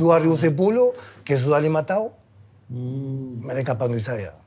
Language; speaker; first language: Indonesian; non-native, fluent; Spanish